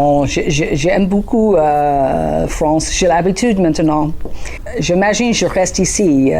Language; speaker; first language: French; non-native, learner; English